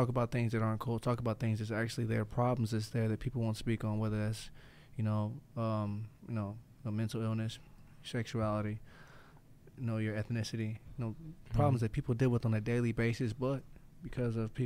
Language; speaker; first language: English; native; English